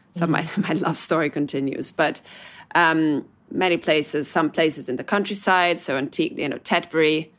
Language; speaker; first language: English; non-native, fluent; Italian